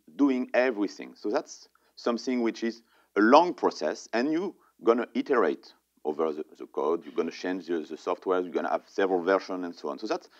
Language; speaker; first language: English; non-native, fluent; French